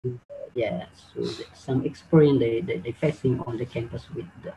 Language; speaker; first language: English; non-native, learner; Khmer